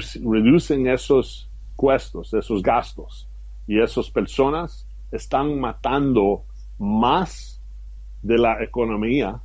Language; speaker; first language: Spanish; non-native, fluent; English